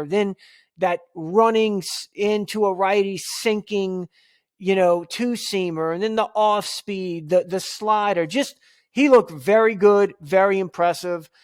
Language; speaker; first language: English; native; English